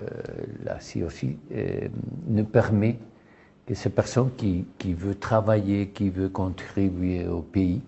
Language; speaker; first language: French; non-native, learner; Spanish